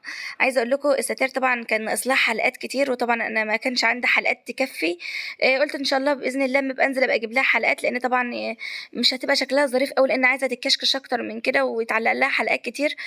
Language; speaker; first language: Arabic; native; Arabic